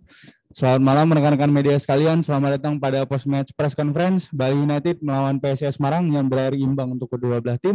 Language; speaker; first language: Indonesian; native; Indonesian